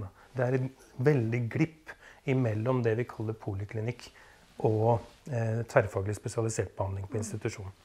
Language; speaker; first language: Norwegian; native; Norwegian